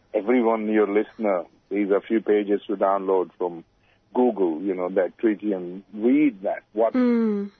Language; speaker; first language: English; non-native, local second language; Urdu